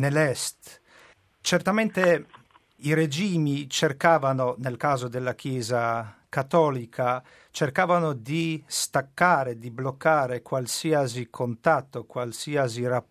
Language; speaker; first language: Italian; non-native, fluent; Polish